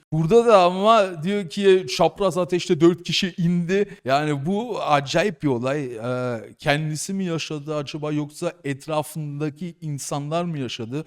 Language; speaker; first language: Turkish; early bilingual, heritage; Turkish